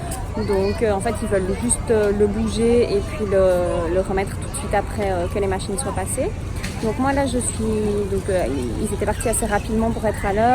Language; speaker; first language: French; native; French